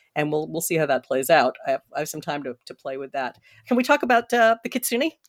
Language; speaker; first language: English; native; English